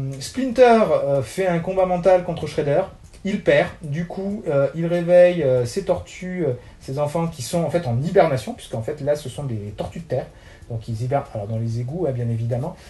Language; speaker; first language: French; native; French